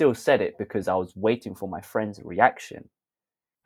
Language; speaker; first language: English; native; English